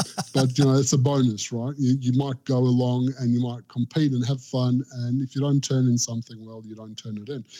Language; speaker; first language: English; native; English